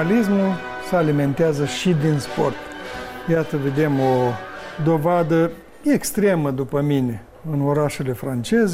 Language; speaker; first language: Romanian; native; Romanian